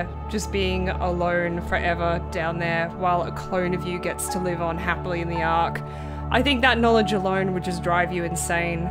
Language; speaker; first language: English; native; English